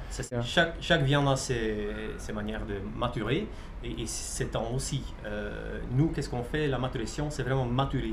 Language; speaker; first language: French; non-native, local second language; Dutch